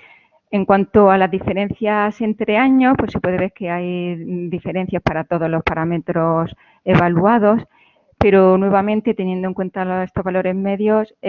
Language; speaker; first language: Spanish; native; Spanish